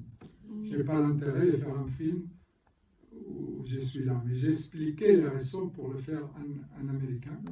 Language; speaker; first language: French; non-native, fluent; Spanish